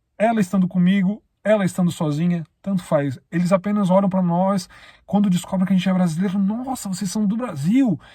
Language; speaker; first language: Portuguese; native; Portuguese